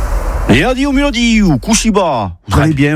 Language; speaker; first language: French; native; French